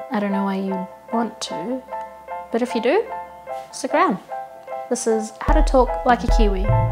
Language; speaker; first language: English; early bilingual, other home language; Indonesian